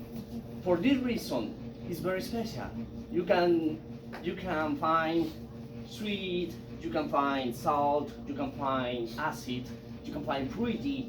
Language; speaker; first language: English; non-native, learner; Spanish